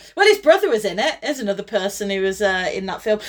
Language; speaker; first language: English; native; English